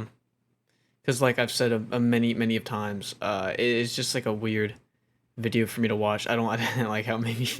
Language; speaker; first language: English; native; English